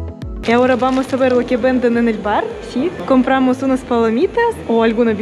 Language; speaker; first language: Spanish; non-native, learner; Russian